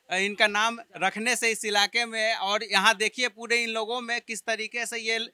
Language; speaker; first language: Hindi; native; Hindi